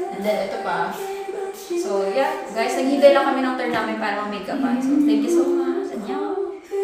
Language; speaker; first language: Filipino; native; Filipino